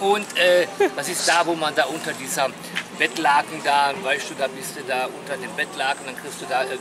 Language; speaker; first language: German; native; German